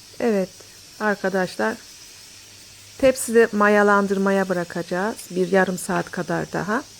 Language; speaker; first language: Turkish; native; Turkish